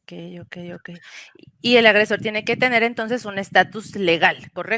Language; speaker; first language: Spanish; native; Spanish